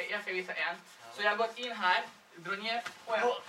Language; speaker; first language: Swedish; non-native, fluent; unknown